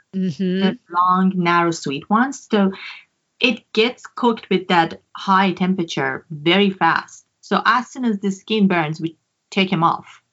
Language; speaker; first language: English; non-native, fluent; Persian